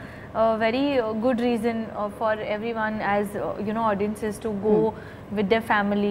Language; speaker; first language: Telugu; non-native, learner; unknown